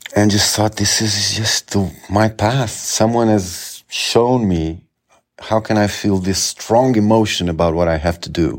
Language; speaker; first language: English; non-native, fluent; Portuguese